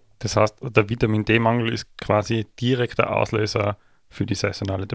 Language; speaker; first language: German; native; German